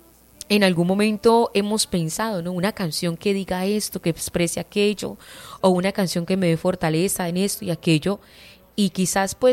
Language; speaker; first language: Spanish; native; Spanish